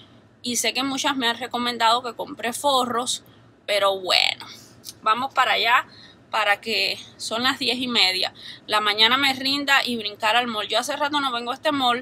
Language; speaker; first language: Spanish; native; Spanish